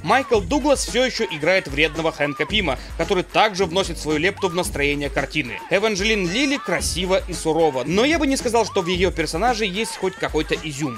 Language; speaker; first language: Russian; native; Russian